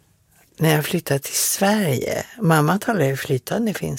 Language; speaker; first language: Swedish; native; Swedish